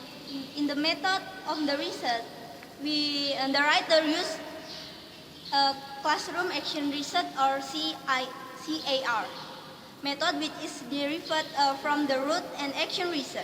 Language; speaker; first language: English; non-native, learner; Indonesian